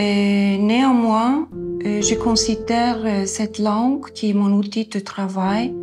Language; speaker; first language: French; non-native, fluent; Icelandic